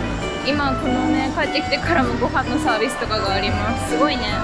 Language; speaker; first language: Japanese; native; Japanese